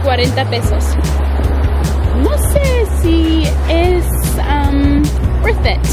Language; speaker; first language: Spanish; early bilingual, heritage; Spanish